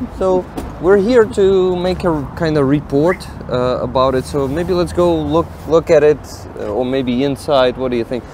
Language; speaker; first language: English; non-native, fluent; Ukrainian